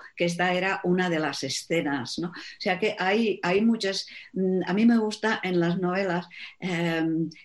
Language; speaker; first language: Spanish; non-native, fluent; Czech